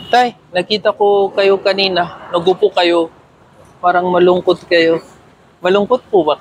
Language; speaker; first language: Filipino; non-native, learner; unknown